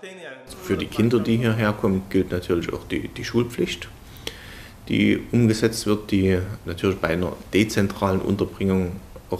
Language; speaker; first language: German; native; German